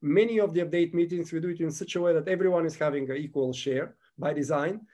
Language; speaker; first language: English; non-native, fluent; Bulgarian